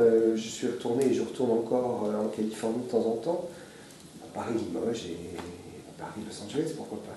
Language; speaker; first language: French; native; French